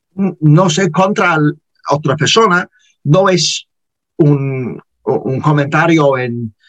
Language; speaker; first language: Spanish; non-native, learner; English